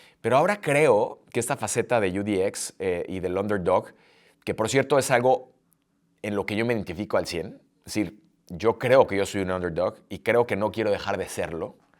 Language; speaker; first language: Spanish; native; Spanish